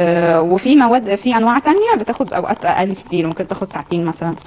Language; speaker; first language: Arabic; native; Arabic